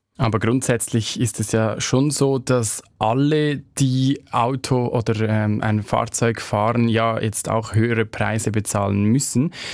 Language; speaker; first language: German; native; German